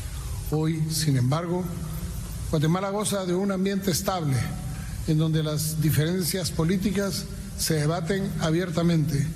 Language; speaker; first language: Spanish; native; Spanish